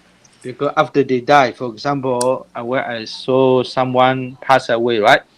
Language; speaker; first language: English; non-native, fluent; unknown